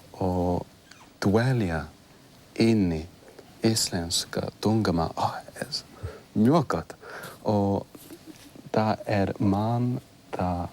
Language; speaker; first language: Icelandic; non-native, learner; English